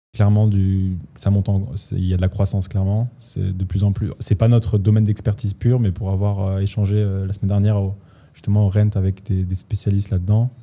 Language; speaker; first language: French; native; French